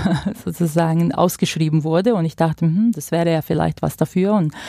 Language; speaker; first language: German; non-native, fluent; Croatian